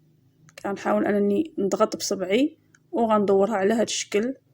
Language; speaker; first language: Arabic; native; Arabic